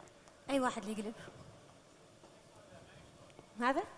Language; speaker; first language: Arabic; native; Arabic